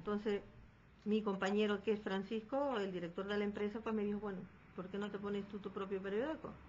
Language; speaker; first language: Spanish; native; Spanish